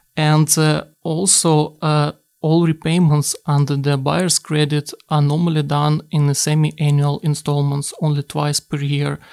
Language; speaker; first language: English; non-native, fluent; Ukrainian